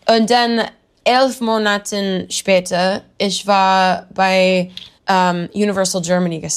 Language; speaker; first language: German; non-native, learner; English